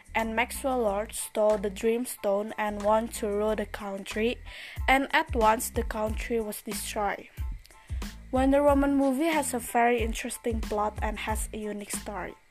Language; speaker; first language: English; non-native, learner; Indonesian